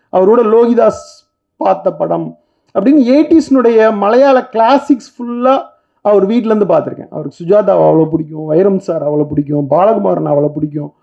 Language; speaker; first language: Tamil; native; Tamil